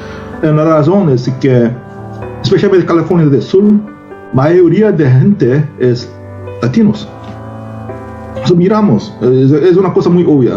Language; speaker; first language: Spanish; non-native, learner; Korean